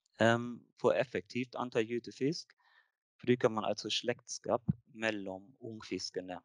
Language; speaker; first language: Norwegian; non-native, fluent; German